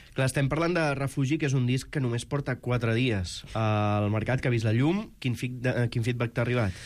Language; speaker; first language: Catalan; native; Catalan